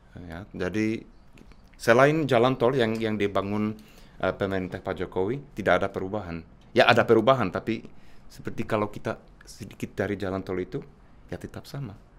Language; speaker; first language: Indonesian; non-native, fluent; Czech